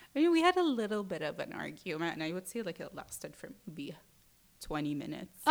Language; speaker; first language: English; early bilingual, other home language; Arabic